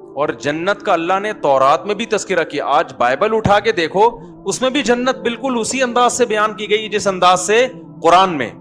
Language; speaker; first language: Urdu; native; Urdu